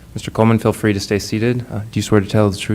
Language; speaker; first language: English; native; English